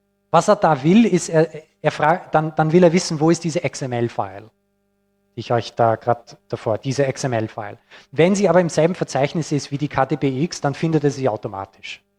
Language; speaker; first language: German; non-native, fluent; English